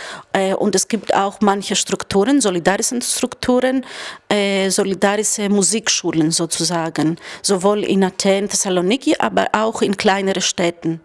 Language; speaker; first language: German; non-native, fluent; Greek